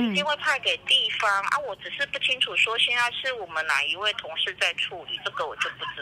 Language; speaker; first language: Chinese; native; Chinese